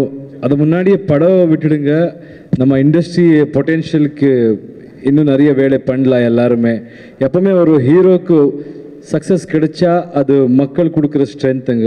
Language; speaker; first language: Tamil; non-native, fluent; Kannada